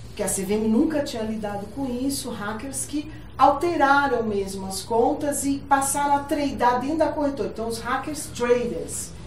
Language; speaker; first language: Portuguese; native; Portuguese